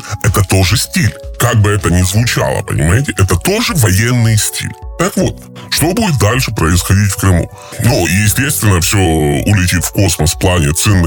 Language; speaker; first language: Russian; native; Russian